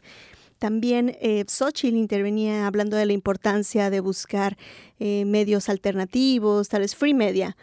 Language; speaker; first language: Spanish; native; Spanish